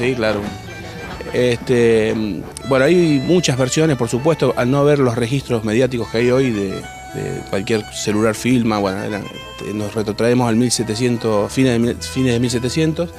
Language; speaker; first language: Spanish; native; Spanish